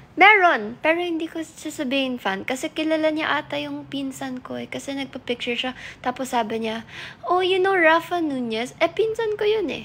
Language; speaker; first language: Filipino; native; Filipino